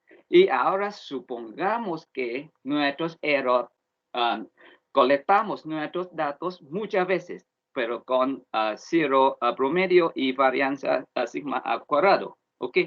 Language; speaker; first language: Spanish; non-native, learner; Vietnamese